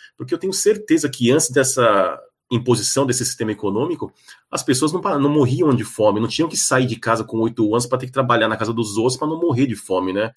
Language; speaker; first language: Portuguese; native; Portuguese